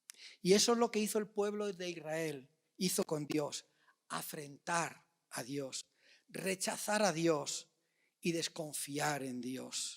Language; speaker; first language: Spanish; native; Spanish